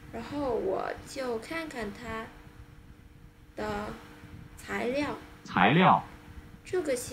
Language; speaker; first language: Chinese; non-native, learner; Vietnamese